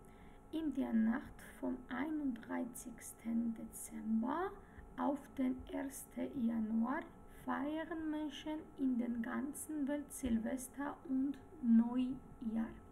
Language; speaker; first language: German; non-native, fluent; Georgian